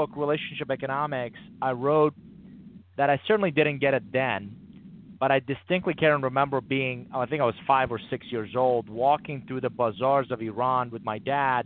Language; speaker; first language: English; non-native, fluent; Persian